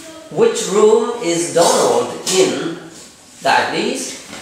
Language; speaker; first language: English; non-native, fluent; Vietnamese